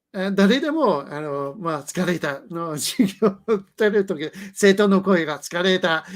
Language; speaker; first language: Japanese; non-native, learner; English